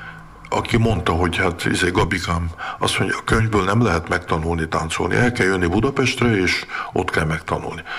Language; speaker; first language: Hungarian; early bilingual, heritage; Hungarian